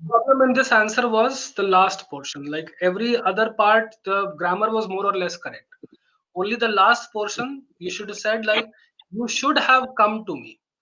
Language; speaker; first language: English; non-native, local second language; Hindi